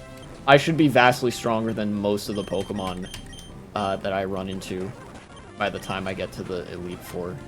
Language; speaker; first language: English; native; English